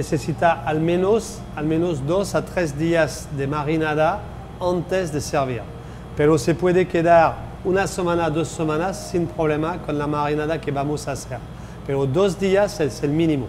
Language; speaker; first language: Spanish; non-native, fluent; French